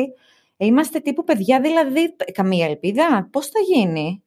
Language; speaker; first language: Greek; native; Greek